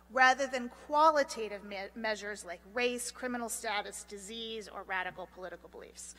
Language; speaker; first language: English; native; English